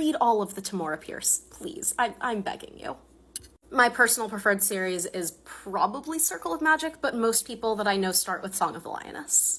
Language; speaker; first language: English; native; English